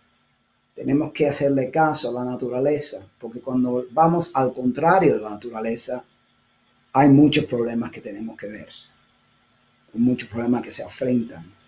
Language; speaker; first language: Spanish; early bilingual, heritage; Spanish